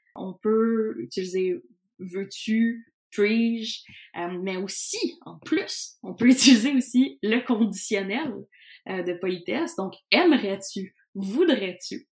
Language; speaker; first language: French; native; French